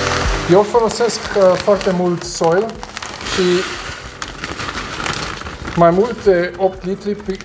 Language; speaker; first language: Romanian; non-native, learner; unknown